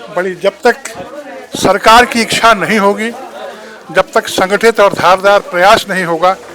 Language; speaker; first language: Hindi; non-native, local second language; Bhojpuri